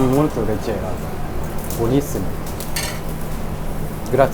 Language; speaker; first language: Italian; non-native, learner; Japanese